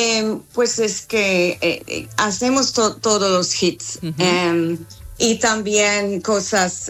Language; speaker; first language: Spanish; non-native, learner; English